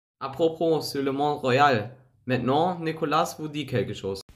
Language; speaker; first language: French; non-native, learner; German